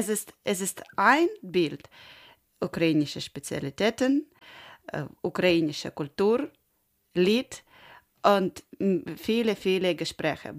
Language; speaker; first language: German; non-native, learner; Ukrainian